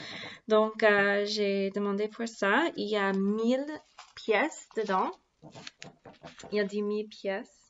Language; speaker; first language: French; non-native, learner; English